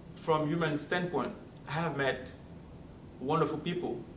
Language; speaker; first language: English; non-native, fluent; French